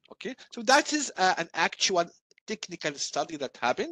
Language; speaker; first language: English; non-native, fluent; Arabic